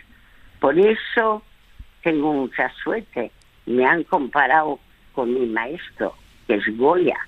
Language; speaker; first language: Spanish; early bilingual, other home language; French